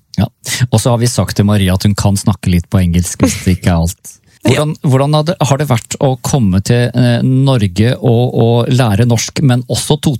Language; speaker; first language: Norwegian; native; Norwegian